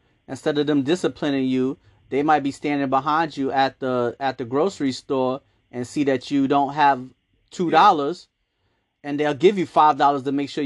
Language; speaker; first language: English; native; English